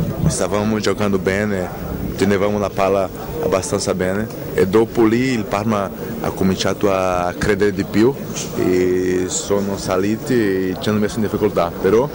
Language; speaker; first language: Italian; non-native, fluent; Portuguese